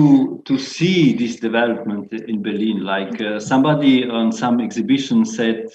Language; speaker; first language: English; non-native, fluent; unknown